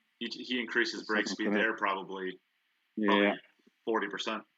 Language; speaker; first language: English; native; English